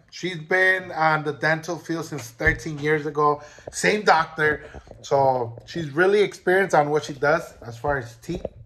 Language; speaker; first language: English; early bilingual, other home language; Spanish